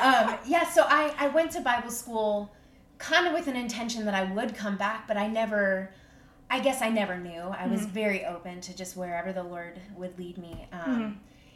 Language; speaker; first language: English; native; English